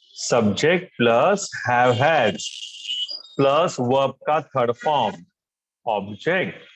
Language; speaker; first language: Hindi; non-native, local second language; Marathi